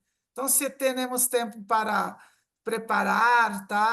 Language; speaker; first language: Portuguese; non-native, fluent; Spanish